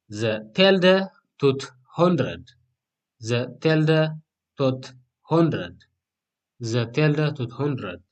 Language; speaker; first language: Dutch; non-native, learner; Tigrinya